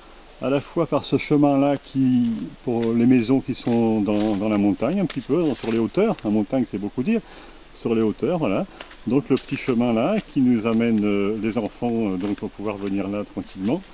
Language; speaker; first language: French; native; French